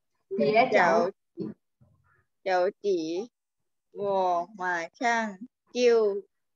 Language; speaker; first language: Chinese; non-native, learner; Thai